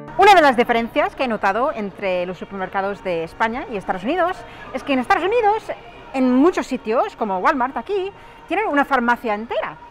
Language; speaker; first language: Spanish; non-native, fluent; English